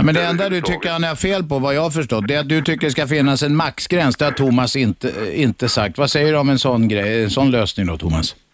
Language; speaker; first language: Swedish; native; Swedish